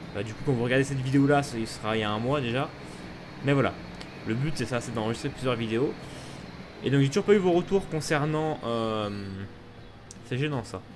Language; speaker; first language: French; native; French